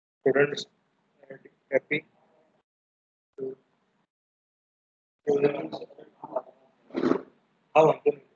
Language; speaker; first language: English; non-native, local second language; Gujarati